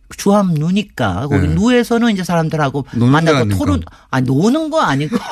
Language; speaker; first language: Korean; native; Korean